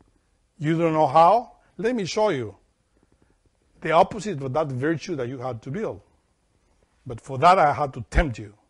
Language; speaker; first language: English; non-native, fluent; Spanish